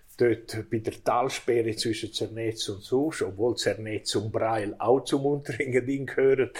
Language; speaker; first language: German; non-native, local second language; Romansh